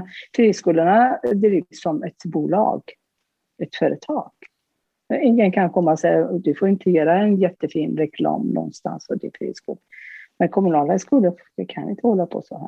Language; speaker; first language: Swedish; non-native, fluent; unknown